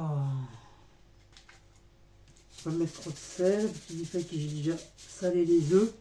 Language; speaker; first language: French; native; French